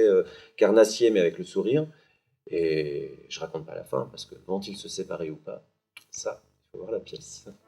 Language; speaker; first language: French; native; French